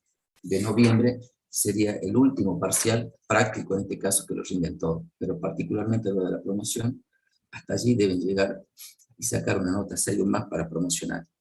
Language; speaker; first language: Spanish; native; Spanish